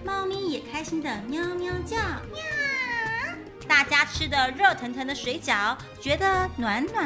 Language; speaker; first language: Chinese; native; Chinese